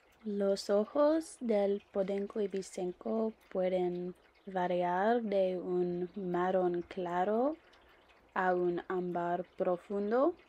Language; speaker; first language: Spanish; non-native, learner; English